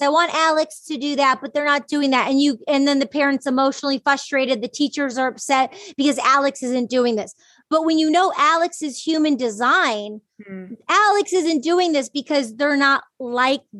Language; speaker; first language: English; native; English